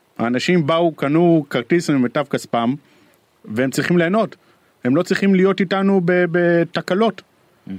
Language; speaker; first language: Hebrew; native; Hebrew